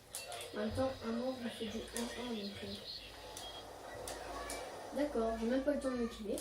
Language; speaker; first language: French; native; French